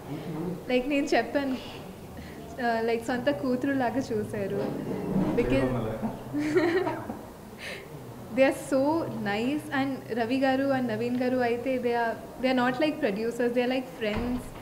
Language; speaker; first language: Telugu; non-native, fluent; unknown